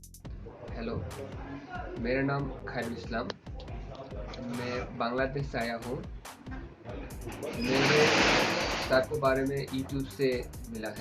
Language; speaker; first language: Hindi; non-native, learner; Bangla